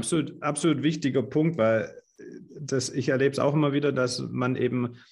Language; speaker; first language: German; native; German